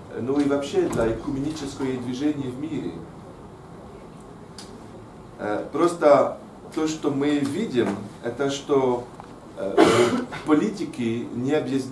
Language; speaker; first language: Russian; non-native, fluent; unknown